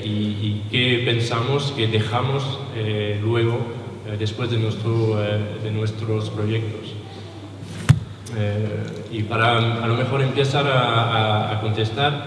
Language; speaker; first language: Spanish; non-native, learner; French